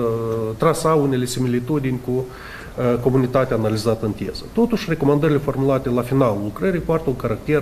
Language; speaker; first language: Romanian; native; Romanian